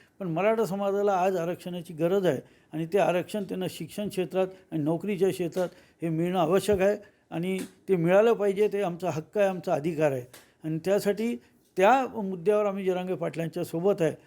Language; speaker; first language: Marathi; native; Marathi